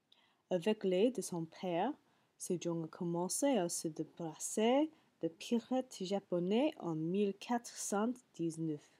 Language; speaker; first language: French; non-native, learner; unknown